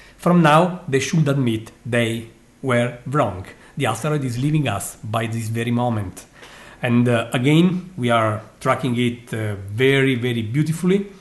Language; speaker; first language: English; non-native, fluent; Italian